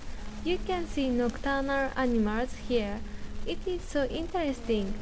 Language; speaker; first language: English; non-native, learner; Japanese